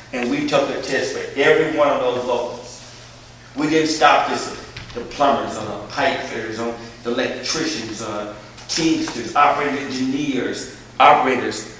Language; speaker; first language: English; native; English